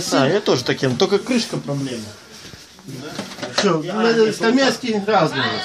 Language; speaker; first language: Russian; non-native, local second language; Romanian